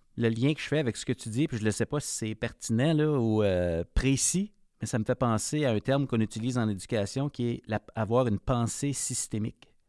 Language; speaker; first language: French; native; French